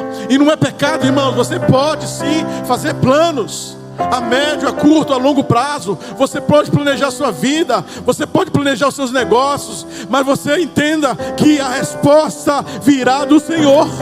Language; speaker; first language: Portuguese; native; Portuguese